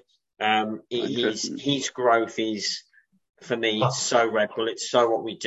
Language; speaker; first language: English; native; English